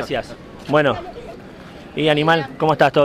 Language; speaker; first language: Spanish; native; Spanish